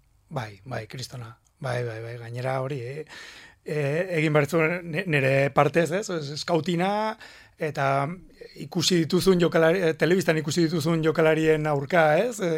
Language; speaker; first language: Basque; non-native, local second language; Spanish